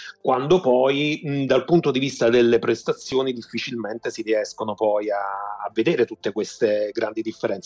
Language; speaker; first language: Italian; native; Italian